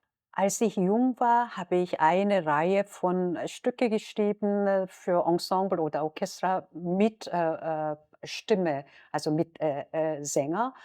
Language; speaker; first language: German; non-native, fluent; Korean